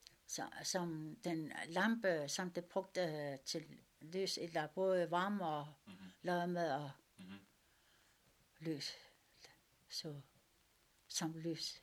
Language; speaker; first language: Danish; non-native, local second language; Kalaallisut